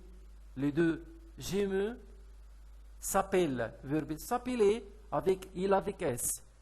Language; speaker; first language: French; non-native, fluent; Arabic